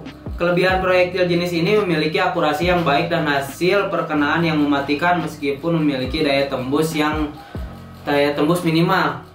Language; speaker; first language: Indonesian; native; Indonesian